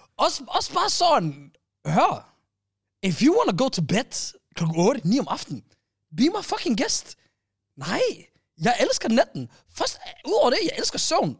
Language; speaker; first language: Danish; native; Danish